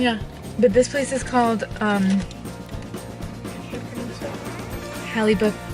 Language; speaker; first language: English; native; English